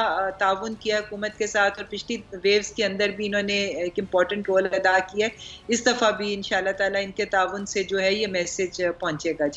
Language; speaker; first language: Urdu; native; Urdu